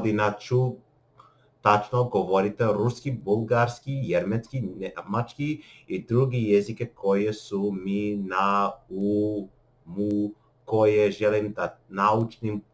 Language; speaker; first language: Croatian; non-native, learner; English